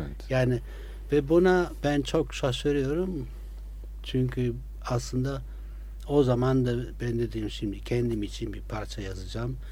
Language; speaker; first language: Turkish; non-native, fluent; Italian